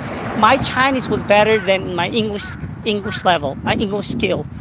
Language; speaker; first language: English; non-native, fluent; Korean